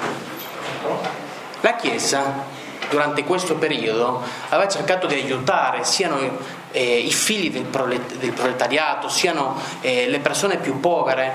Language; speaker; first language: Italian; non-native, fluent; Spanish